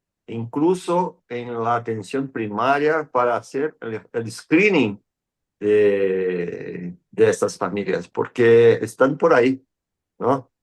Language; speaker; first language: Spanish; non-native, fluent; Portuguese